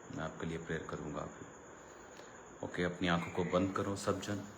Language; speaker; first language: Hindi; non-native, local second language; Punjabi